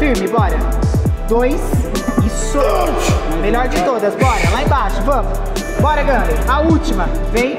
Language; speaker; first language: Portuguese; native; Portuguese